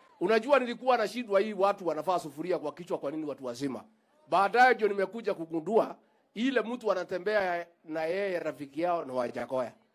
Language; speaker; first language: Swahili; non-native, local second language; Kikuyu